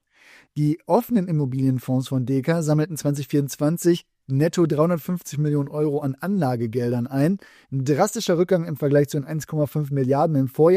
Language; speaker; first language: German; native; German